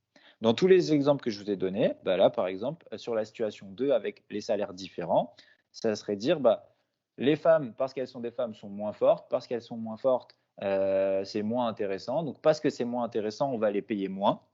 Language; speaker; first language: French; native; French